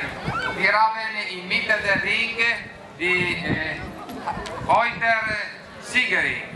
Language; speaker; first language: German; non-native, learner; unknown